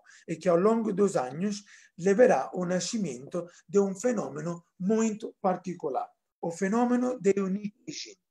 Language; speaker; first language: Portuguese; non-native, fluent; Italian